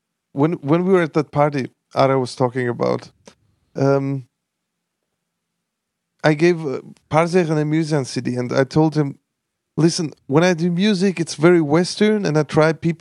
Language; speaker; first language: English; non-native, fluent; Armenian